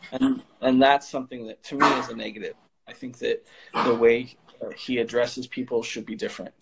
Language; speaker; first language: English; native; English